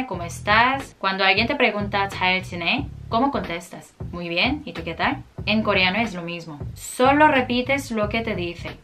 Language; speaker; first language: Spanish; non-native, fluent; Korean